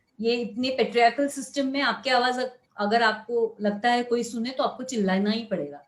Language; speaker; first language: Hindi; non-native, local second language; Marathi